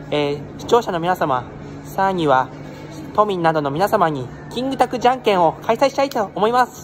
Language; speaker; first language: Japanese; native; Japanese